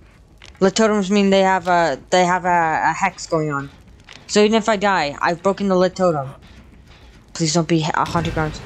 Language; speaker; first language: English; native; English